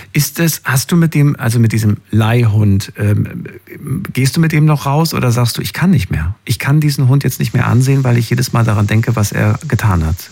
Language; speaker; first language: German; native; German